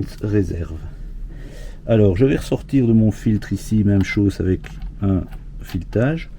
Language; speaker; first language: French; native; French